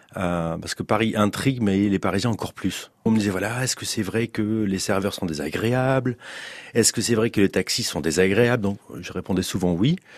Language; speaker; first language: French; native; French